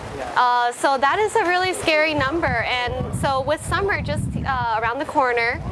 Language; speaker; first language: English; early bilingual, other home language; Vietnamese